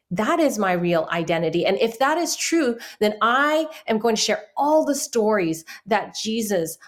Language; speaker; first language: English; early bilingual, other home language; Chinese